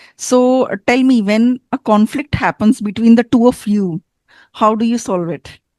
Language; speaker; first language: English; non-native, fluent; Hindi